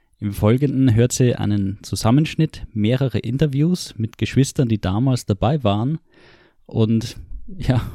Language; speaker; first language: German; native; German